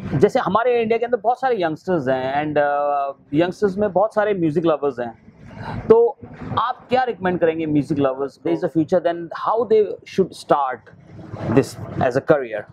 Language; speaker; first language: Hindi; native; Hindi